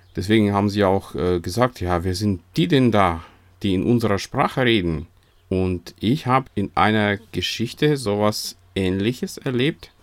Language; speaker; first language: German; non-native, fluent; Russian